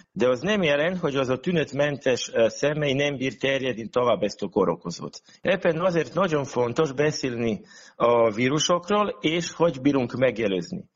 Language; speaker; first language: Hungarian; non-native, local second language; Serbian